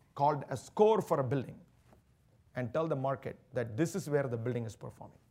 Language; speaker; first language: English; non-native, local second language; Tamil